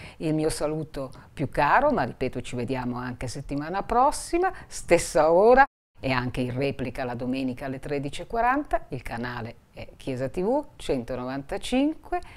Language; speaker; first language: Italian; native; Italian